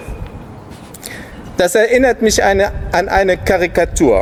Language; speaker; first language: German; native; German